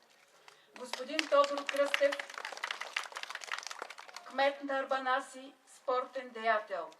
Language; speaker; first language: Bulgarian; native; Bulgarian